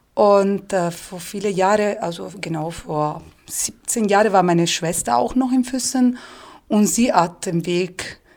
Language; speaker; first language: German; non-native, fluent; Italian